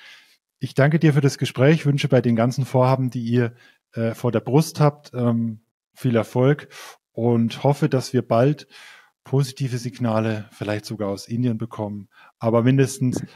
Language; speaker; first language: German; native; German